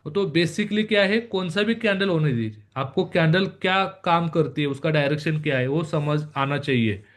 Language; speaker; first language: Hindi; non-native, local second language; Marathi